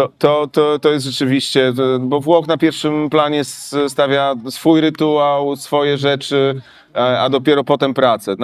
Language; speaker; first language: Polish; native; Polish